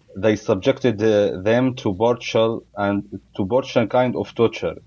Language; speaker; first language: English; non-native, learner; Arabic